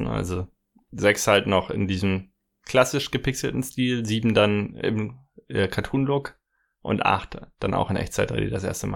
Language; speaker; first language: German; native; German